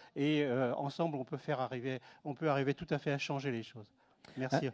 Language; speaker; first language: French; native; French